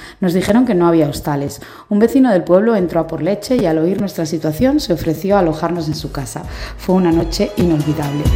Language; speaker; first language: Spanish; native; Spanish